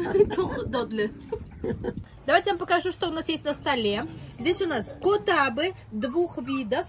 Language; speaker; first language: Russian; native; Russian